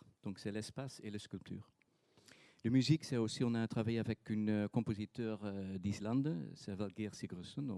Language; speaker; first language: French; non-native, fluent; Dutch